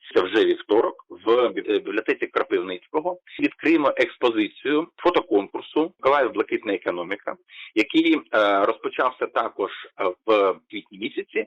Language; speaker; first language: Ukrainian; native; Ukrainian